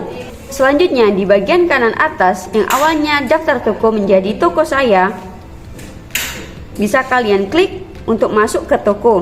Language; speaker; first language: Indonesian; native; Indonesian